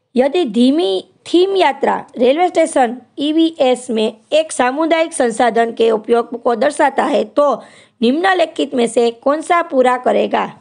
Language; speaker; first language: Hindi; non-native, local second language; Gujarati